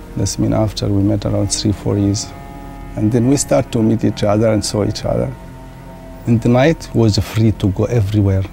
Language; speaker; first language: English; non-native, learner; Arabic